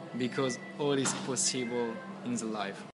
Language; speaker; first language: English; non-native, learner; French